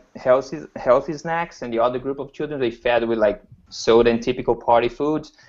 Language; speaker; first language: English; non-native, fluent; Portuguese